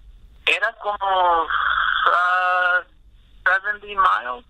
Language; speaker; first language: Spanish; early bilingual, other home language; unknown